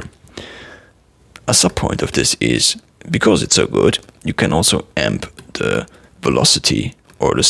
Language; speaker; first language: English; non-native, fluent; German